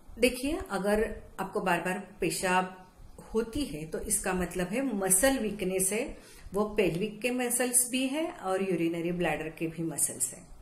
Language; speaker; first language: Hindi; non-native, local second language; Marathi